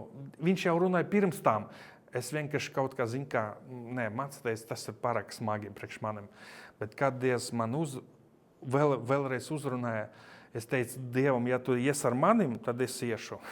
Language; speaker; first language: Latvian; non-native, local second language; Russian